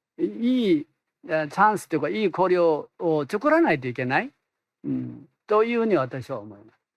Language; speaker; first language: Japanese; non-native, fluent; Korean